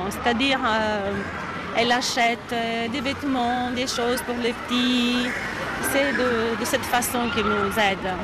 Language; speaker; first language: French; non-native, fluent; Greek